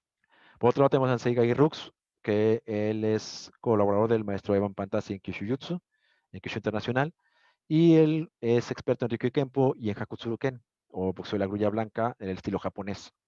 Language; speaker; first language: Spanish; native; Spanish